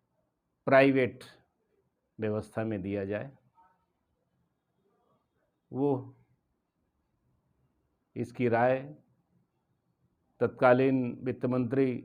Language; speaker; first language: Hindi; native; Hindi